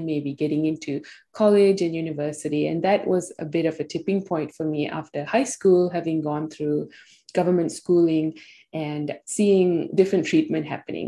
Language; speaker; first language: English; non-native, local second language; Tamil